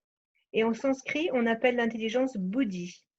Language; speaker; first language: French; native; French